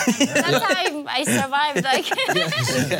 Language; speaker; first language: English; non-native, fluent; Korean